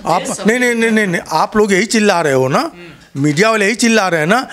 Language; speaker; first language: Hindi; native; Hindi